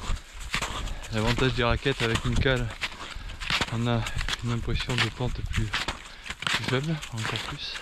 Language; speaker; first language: French; native; French